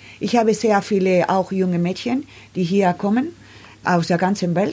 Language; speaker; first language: German; non-native, learner; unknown